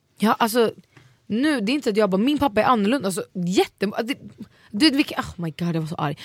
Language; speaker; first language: Swedish; native; Swedish